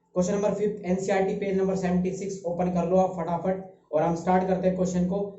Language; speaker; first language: Hindi; native; Hindi